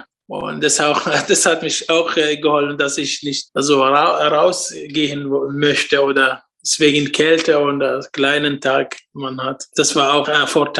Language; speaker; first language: German; non-native, learner; Arabic